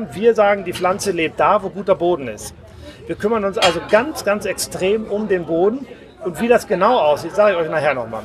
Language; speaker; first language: German; native; German